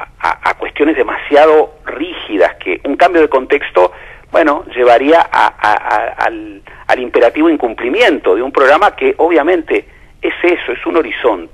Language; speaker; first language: Spanish; native; Spanish